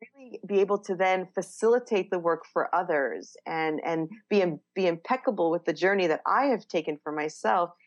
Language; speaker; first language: English; non-native, fluent; Hebrew